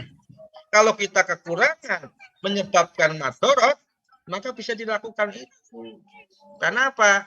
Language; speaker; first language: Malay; non-native, local second language; Javanese